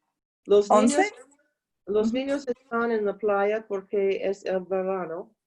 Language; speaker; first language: Spanish; non-native, learner; English